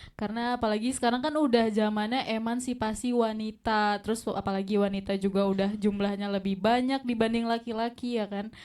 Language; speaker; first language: Indonesian; native; Indonesian